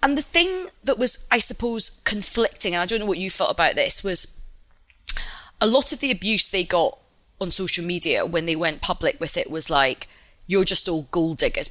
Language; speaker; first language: English; native; English